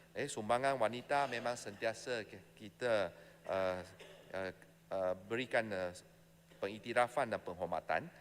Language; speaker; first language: Malay; non-native, local second language; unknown